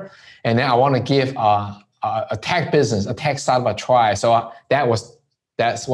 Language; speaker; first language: English; non-native, local second language; Cantonese